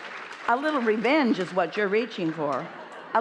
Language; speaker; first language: English; native; English